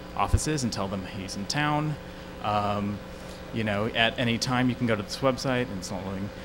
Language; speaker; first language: English; native; English